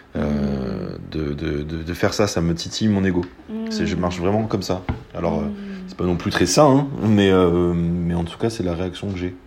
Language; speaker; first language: French; native; French